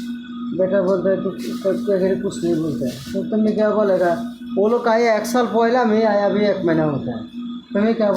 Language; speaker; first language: Hindi; non-native, learner; Bangla